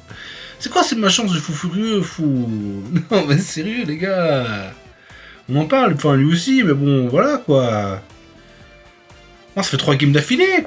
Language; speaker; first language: French; native; French